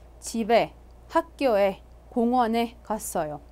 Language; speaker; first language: Korean; non-native, fluent; Arabic